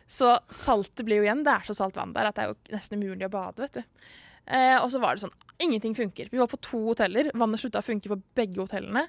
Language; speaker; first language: Norwegian; native; Norwegian